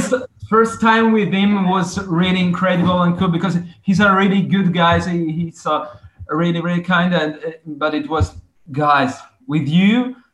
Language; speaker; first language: English; non-native, fluent; Italian